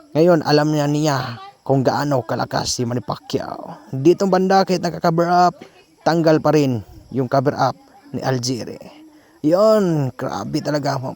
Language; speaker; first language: Filipino; non-native, local second language; Cebuano